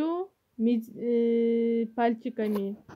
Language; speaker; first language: Russian; non-native, local second language; Kyrgyz